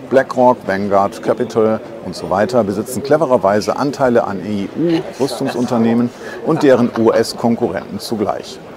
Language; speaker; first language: German; native; German